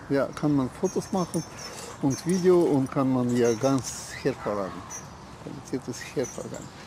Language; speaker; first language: German; non-native, learner; Russian